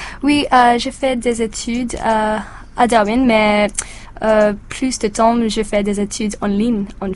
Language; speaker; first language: French; non-native, learner; English